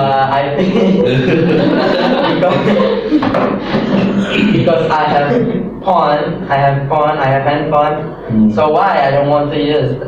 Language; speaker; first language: English; non-native, learner; Indonesian